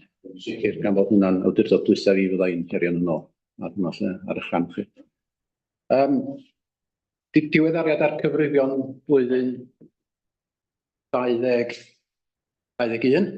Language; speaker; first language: Welsh; native; Welsh